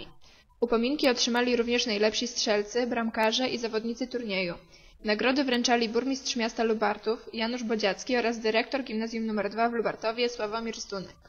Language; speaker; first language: Polish; native; Polish